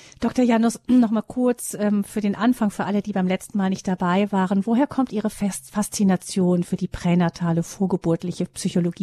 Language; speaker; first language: German; native; German